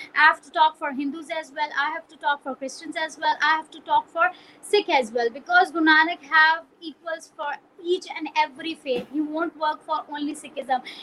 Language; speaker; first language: English; non-native, local second language; Punjabi